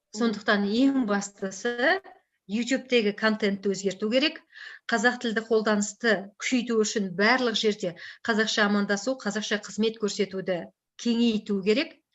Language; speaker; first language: Kazakh; native; Kazakh